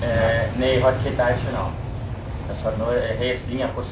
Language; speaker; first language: German; early bilingual, heritage; German